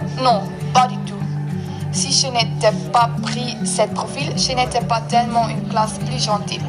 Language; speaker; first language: French; non-native, learner; German